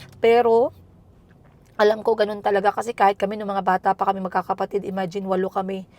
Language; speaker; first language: Filipino; non-native, local second language; Cebuano